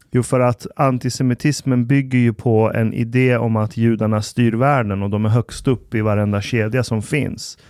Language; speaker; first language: Swedish; early bilingual, other home language; Persian